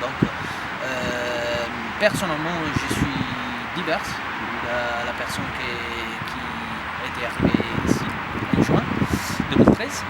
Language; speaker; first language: French; non-native, fluent; Italian